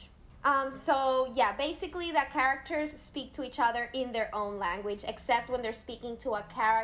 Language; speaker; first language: English; non-native, fluent; Spanish